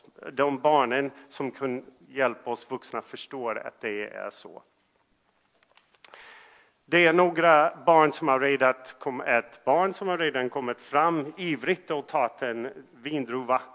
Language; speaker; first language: Swedish; non-native, fluent; English